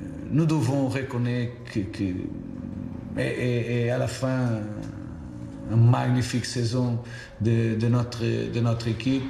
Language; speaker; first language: French; non-native, fluent; Portuguese